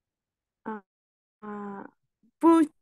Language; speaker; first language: French; non-native, learner; Spanish